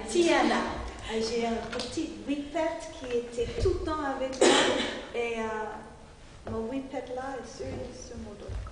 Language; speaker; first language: French; non-native, learner; English